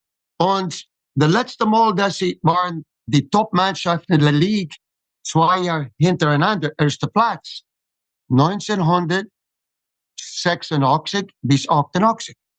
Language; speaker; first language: German; non-native, fluent; English